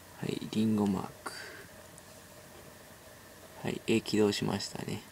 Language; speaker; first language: Japanese; native; Japanese